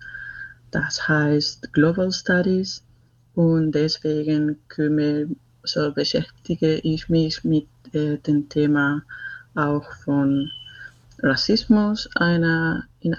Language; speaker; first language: German; non-native, learner; Spanish